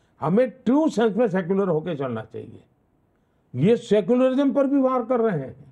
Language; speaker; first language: Hindi; non-native, local second language; Gujarati